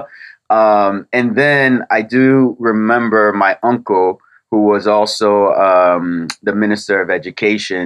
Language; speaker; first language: English; early bilingual, other home language; French